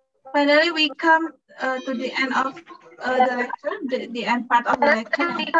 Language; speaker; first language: English; non-native, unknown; Sundanese